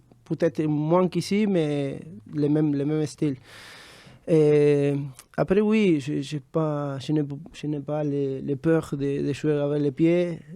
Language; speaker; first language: French; non-native, fluent; Spanish